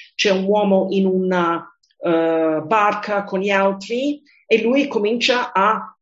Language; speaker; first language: Italian; non-native, fluent; English